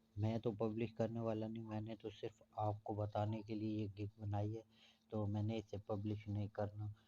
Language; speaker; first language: Urdu; non-native, local second language; Punjabi